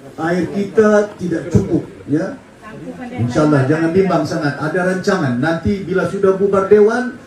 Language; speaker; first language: Malay; native; Malay